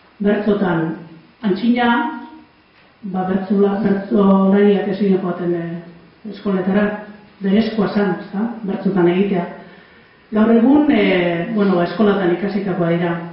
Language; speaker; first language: Basque; native; Basque